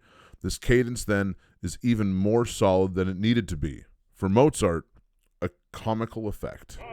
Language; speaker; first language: English; native; English